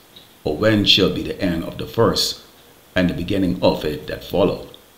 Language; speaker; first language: English; native; English